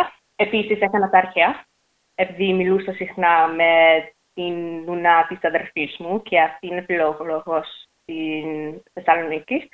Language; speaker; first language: Greek; early bilingual, heritage; English